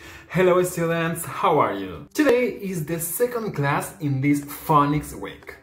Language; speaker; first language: English; non-native, fluent; Spanish